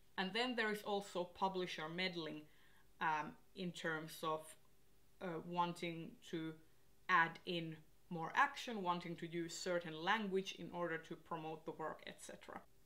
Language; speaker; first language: English; non-native, fluent; Finnish